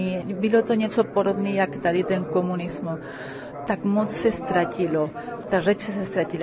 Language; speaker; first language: Czech; early bilingual, heritage; Spanish